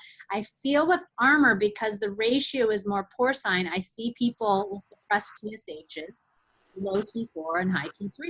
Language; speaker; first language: English; native; English